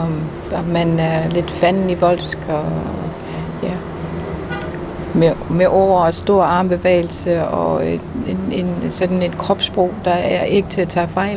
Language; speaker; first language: Danish; non-native, fluent; English